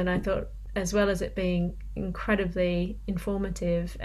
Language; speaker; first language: English; native; English